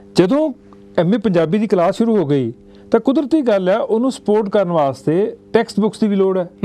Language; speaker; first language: Punjabi; native; Punjabi